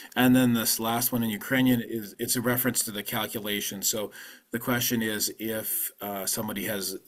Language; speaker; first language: English; early bilingual, other home language; Ukrainian